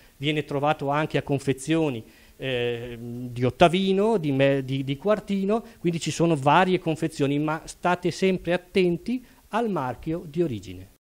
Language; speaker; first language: Italian; native; Italian